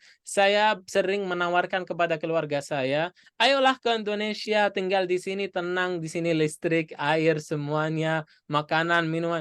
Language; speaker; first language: Indonesian; non-native, fluent; Arabic